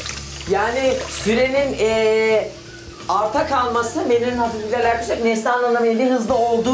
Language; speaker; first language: Turkish; native; Turkish